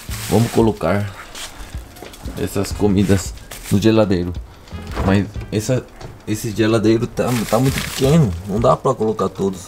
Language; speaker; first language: Portuguese; non-native, learner; Korean